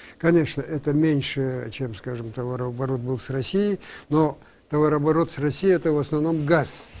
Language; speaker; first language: Russian; non-native, local second language; Crimean Tatar